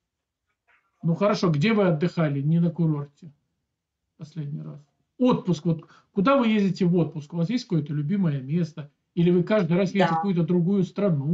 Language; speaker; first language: Russian; native; Russian